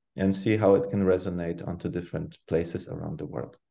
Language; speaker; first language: English; non-native, fluent; Polish